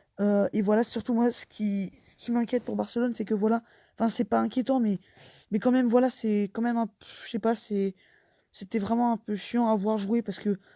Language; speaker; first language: French; native; French